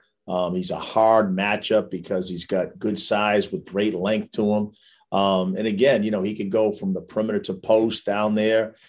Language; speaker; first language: English; native; English